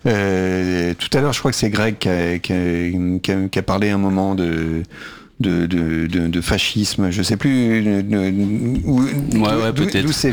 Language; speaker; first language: French; native; French